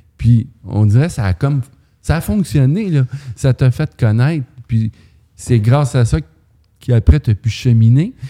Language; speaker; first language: French; native; French